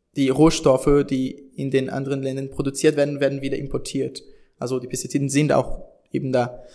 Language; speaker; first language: German; non-native, fluent; Portuguese